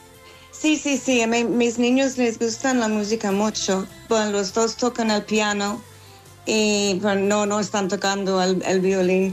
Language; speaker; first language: Spanish; non-native, fluent; English